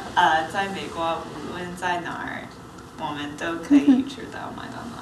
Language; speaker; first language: Chinese; non-native, learner; English